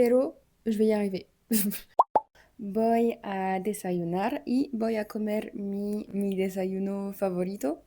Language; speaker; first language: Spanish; non-native, learner; French